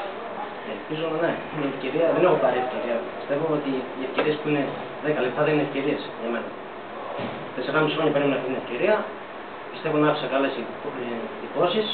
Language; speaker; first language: Greek; non-native, fluent; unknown